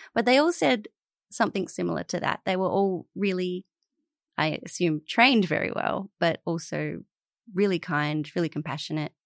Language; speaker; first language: English; native; English